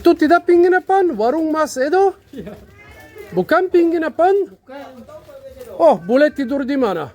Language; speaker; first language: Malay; non-native, learner; German